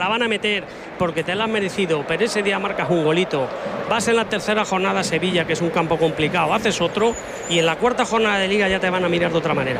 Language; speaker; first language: Spanish; native; Spanish